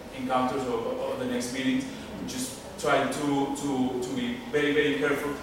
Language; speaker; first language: English; non-native, fluent; Spanish